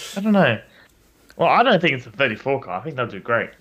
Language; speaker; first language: English; native; English